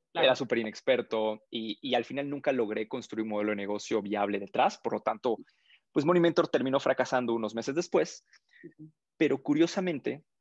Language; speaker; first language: Spanish; native; Spanish